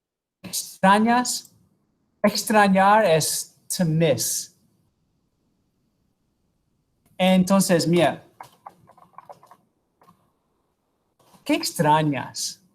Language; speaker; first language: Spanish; non-native, fluent; English